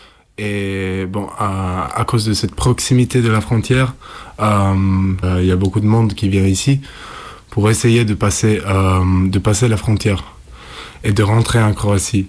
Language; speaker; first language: French; non-native, fluent; Italian